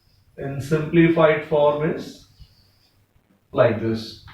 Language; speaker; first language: English; non-native, local second language; Hindi